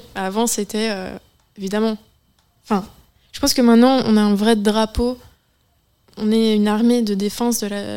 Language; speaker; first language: French; native; French